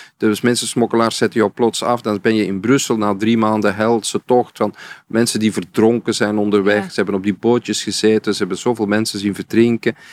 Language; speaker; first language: Dutch; native; Dutch